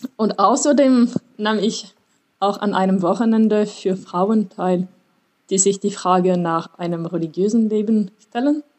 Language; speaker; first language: German; non-native, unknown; French